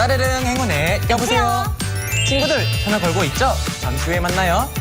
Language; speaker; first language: Korean; native; Korean